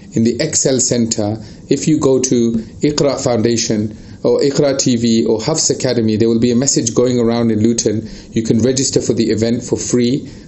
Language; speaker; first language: English; early bilingual, other home language; Urdu